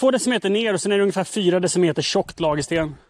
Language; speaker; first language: Swedish; native; Swedish